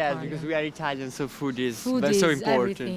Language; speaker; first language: English; non-native, fluent; Italian